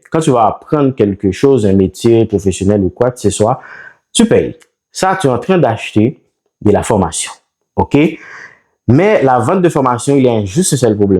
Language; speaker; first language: French; non-native, local second language; Haitian Creole